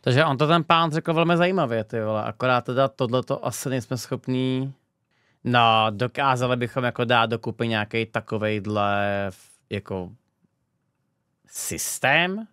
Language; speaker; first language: Czech; native; Czech